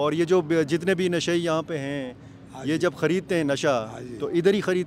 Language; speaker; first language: Urdu; native; Urdu